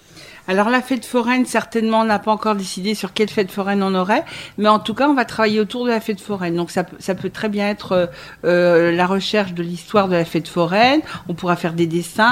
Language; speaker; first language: French; native; French